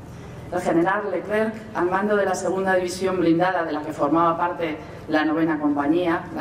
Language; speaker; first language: Spanish; native; Spanish